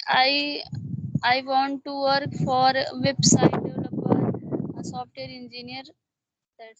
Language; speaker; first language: English; non-native, learner; Hindi